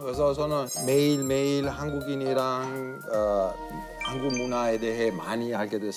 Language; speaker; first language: Korean; non-native, learner; Italian